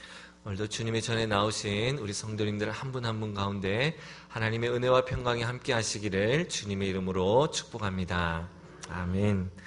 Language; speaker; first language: Korean; native; Korean